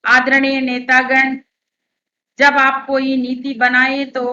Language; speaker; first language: Hindi; non-native, local second language; Telugu